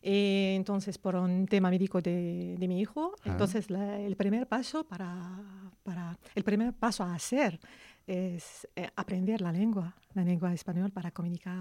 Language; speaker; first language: Spanish; non-native, learner; Arabic